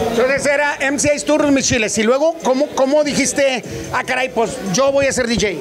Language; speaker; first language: Spanish; native; Spanish